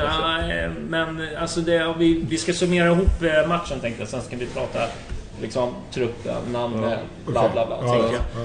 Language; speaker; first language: Swedish; native; Swedish